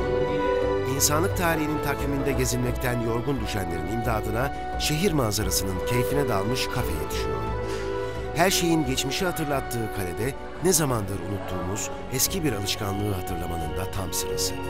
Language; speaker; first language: Turkish; native; Turkish